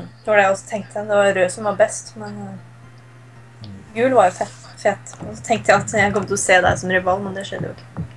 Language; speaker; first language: Norwegian; native; Norwegian